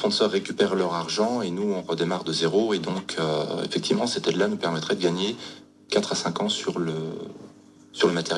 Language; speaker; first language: French; native; French